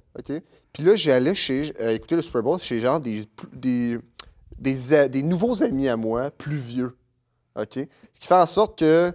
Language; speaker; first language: French; native; French